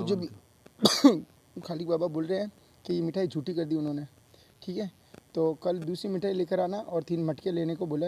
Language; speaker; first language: Hindi; native; Hindi